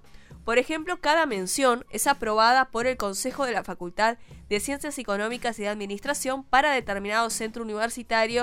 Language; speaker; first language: Spanish; native; Spanish